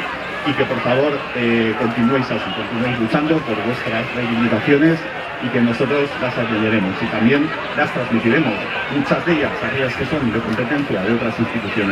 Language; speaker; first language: Spanish; native; Spanish